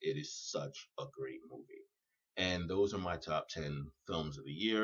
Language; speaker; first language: English; native; English